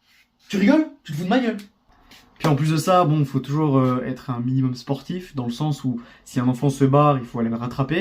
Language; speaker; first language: French; native; French